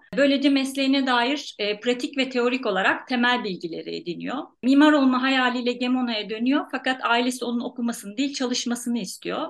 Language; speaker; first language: Turkish; native; Turkish